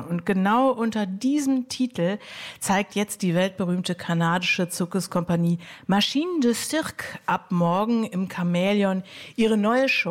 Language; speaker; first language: German; native; German